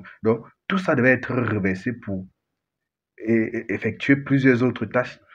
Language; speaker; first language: French; native; French